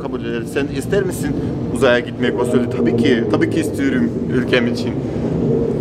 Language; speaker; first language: Turkish; non-native, learner; Russian